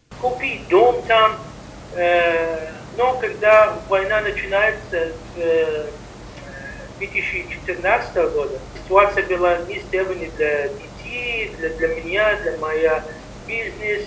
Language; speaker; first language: Russian; non-native, learner; Arabic